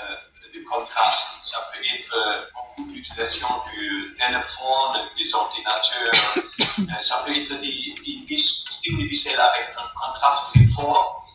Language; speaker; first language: French; non-native, fluent; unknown